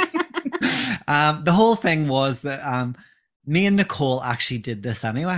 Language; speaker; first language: English; native; English